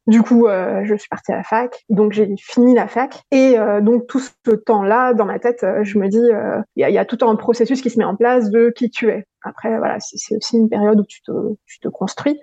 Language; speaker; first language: French; non-native, local second language; Gujarati